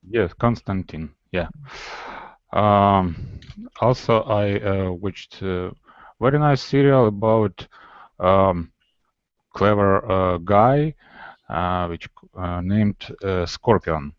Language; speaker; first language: English; non-native, learner; Russian